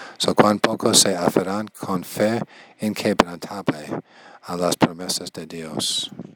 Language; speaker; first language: Spanish; non-native, learner; English